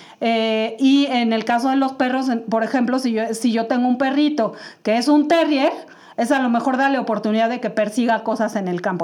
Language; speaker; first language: Spanish; native; Spanish